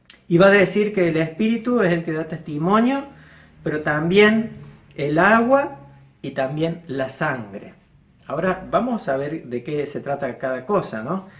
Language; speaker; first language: Spanish; native; Spanish